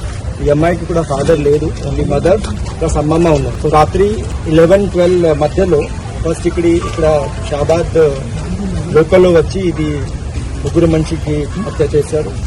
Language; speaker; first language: Telugu; non-native, local second language; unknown